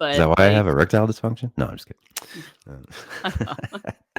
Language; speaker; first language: English; native; English